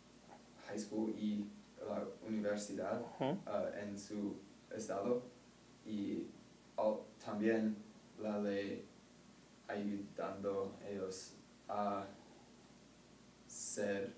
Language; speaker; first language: Spanish; non-native, learner; English